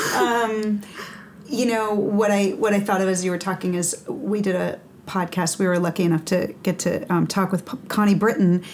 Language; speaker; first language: English; native; English